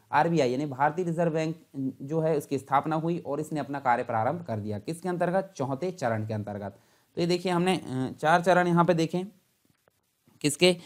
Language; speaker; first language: Hindi; native; Hindi